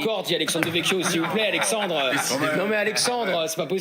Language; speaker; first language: French; native; French